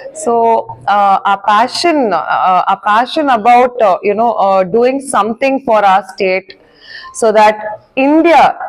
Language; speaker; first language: English; non-native, local second language; Telugu